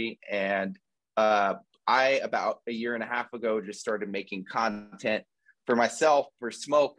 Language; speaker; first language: English; native; English